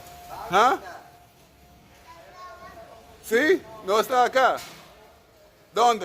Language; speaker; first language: Spanish; non-native, learner; English